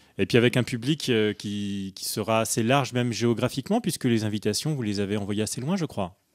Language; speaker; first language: French; native; French